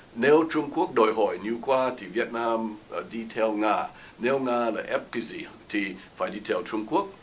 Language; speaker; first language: Vietnamese; non-native, fluent; English